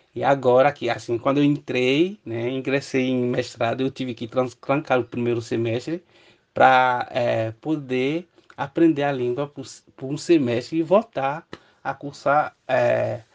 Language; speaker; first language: Portuguese; non-native, fluent; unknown